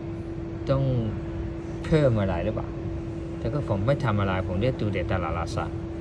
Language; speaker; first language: Thai; non-native, learner; Chinese